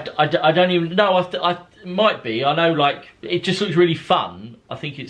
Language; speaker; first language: English; native; English